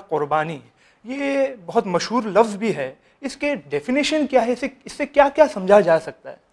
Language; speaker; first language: Urdu; native; Urdu